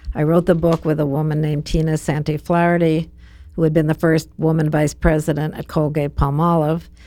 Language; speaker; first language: English; native; English